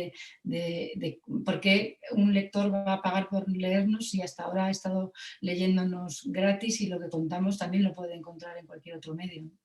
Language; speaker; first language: Spanish; native; Spanish